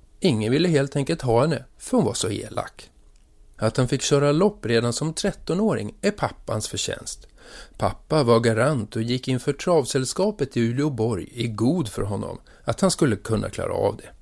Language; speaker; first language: Swedish; native; Swedish